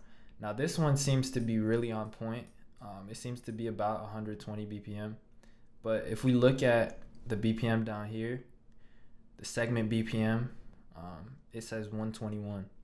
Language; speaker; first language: English; native; English